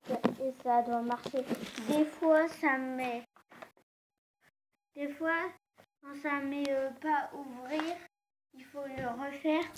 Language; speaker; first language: French; native; French